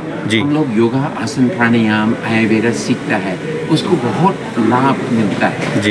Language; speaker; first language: Hindi; non-native, fluent; English